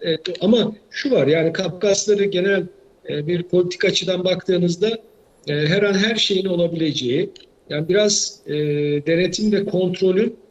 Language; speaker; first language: Turkish; native; Turkish